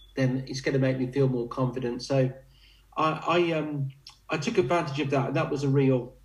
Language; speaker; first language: English; native; English